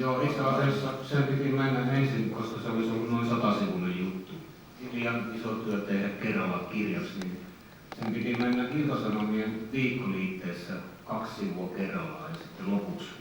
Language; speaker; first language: Finnish; native; Finnish